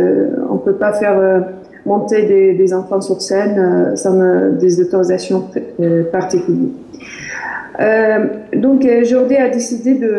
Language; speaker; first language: French; non-native, fluent; Arabic